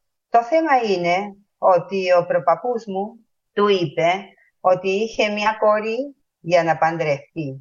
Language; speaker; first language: Greek; early bilingual, heritage; Spanish